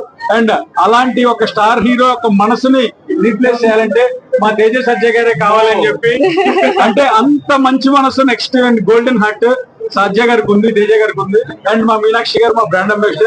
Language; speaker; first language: Telugu; native; Telugu